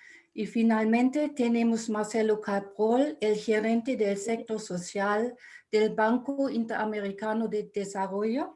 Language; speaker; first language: Spanish; non-native, fluent; German